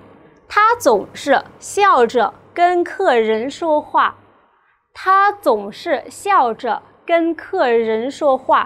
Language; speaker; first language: Chinese; non-native, fluent; Vietnamese